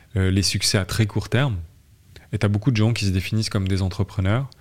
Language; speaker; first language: French; native; French